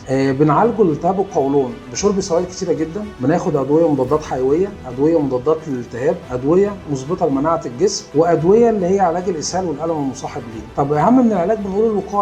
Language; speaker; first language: Arabic; native; Arabic